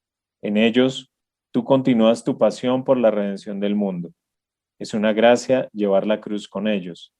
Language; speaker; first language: Spanish; native; Spanish